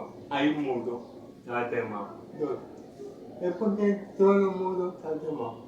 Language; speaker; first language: Spanish; non-native, learner; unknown